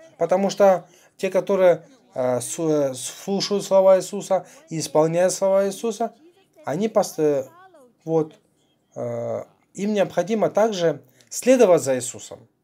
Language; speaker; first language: Russian; non-native, fluent; Korean